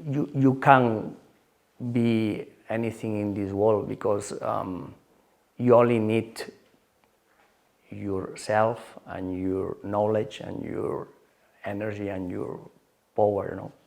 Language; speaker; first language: English; non-native, learner; Spanish